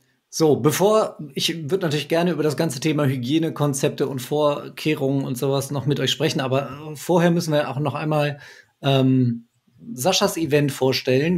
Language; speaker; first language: German; native; German